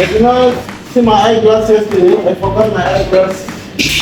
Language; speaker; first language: English; non-native, learner; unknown